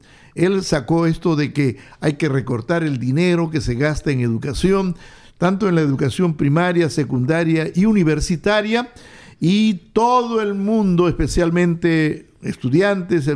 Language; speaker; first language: Spanish; native; Spanish